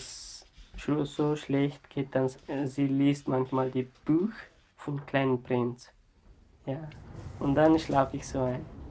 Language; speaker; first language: German; non-native, learner; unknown